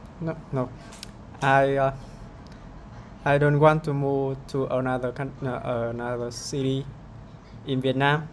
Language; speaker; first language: English; non-native, learner; Vietnamese